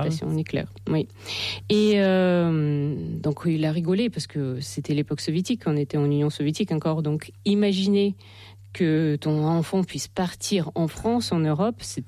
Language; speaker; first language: French; non-native, fluent; Russian